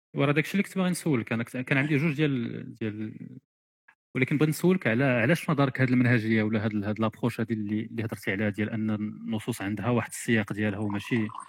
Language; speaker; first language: Arabic; native; Arabic